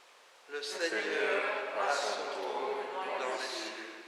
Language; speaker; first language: French; native; French